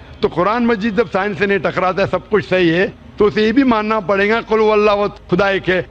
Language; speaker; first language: Urdu; non-native, local second language; Konkani